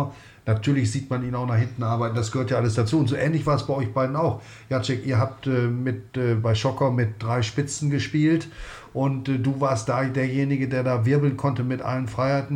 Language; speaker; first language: German; native; German